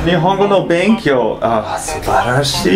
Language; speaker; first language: Japanese; non-native, learner; English